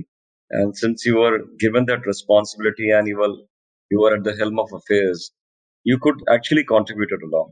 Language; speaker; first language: English; non-native, local second language; Hindi